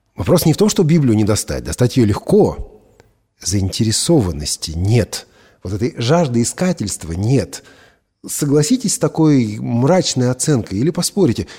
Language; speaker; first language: Russian; native; Russian